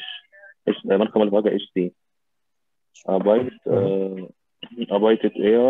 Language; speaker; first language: German; non-native, learner; Arabic